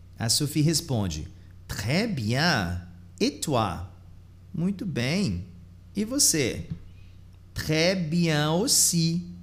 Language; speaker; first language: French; non-native, fluent; Portuguese